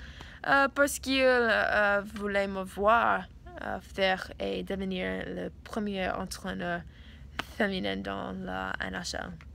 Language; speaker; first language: French; non-native, learner; English